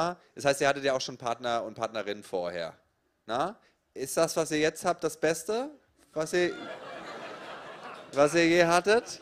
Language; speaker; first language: German; native; German